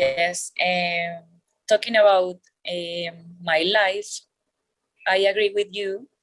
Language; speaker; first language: English; non-native, learner; Spanish